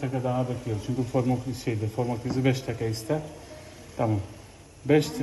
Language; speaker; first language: Turkish; non-native, fluent; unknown